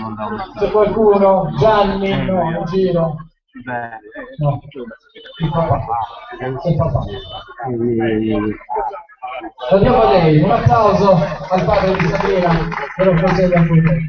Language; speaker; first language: Italian; native; Italian